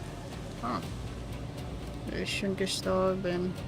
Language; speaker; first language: English; non-native, learner; Filipino